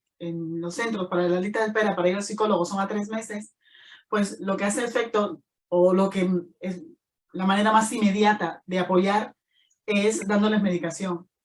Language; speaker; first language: Spanish; native; Spanish